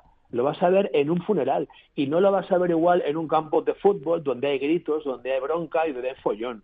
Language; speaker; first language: Spanish; native; Spanish